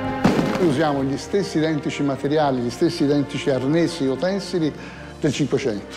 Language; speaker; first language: Italian; native; Italian